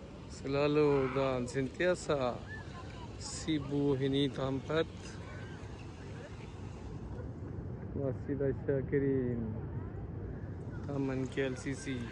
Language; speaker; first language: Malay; non-native, learner; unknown